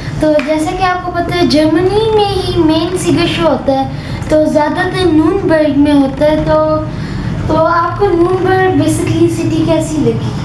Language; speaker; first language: Urdu; native; Urdu